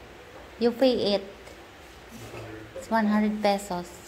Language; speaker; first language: English; non-native, local second language; Filipino